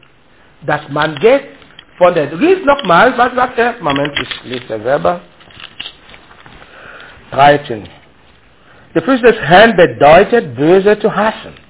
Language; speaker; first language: German; non-native, learner; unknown